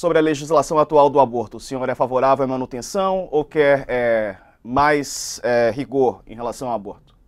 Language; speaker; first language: Portuguese; native; Portuguese